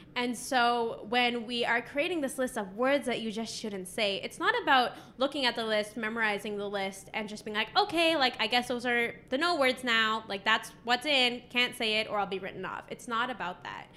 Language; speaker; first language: English; native; English